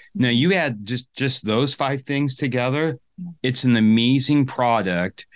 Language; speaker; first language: English; native; English